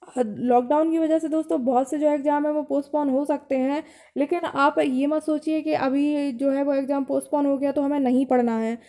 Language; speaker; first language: Hindi; native; Hindi